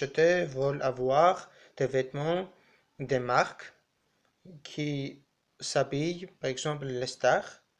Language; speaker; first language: French; non-native, learner; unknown